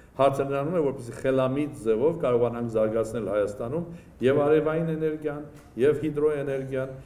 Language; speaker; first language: Armenian; native; Armenian